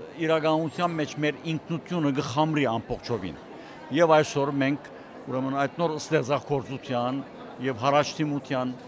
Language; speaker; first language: Armenian; native; Armenian